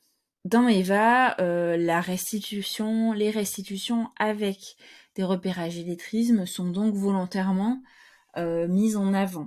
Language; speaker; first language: French; native; French